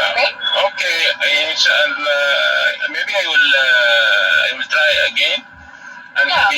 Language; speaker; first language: English; non-native, learner; Arabic